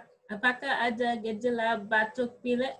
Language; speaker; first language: Indonesian; non-native, learner; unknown